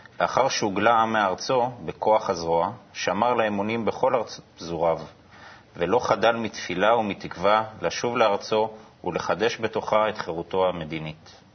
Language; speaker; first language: Hebrew; native; Hebrew